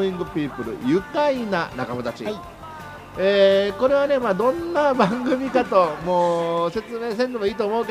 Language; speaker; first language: Japanese; native; Japanese